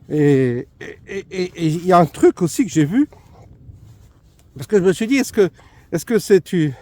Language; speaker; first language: French; native; French